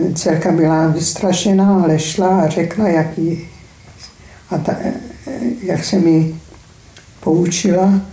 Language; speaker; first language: Czech; non-native, fluent; Hungarian